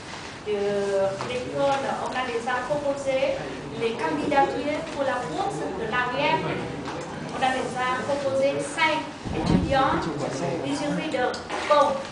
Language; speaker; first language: French; non-native, learner; Vietnamese